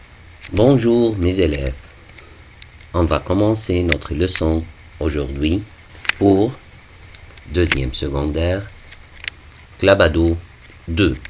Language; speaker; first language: French; non-native, fluent; Arabic